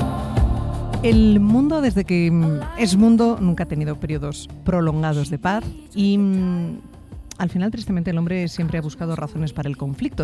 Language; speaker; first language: Spanish; native; Spanish